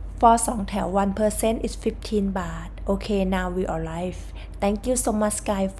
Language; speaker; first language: English; non-native, learner; Thai